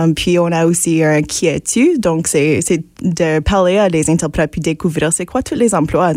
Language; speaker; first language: French; non-native, local second language; English